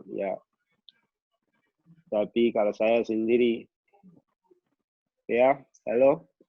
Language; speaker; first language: Indonesian; non-native, local second language; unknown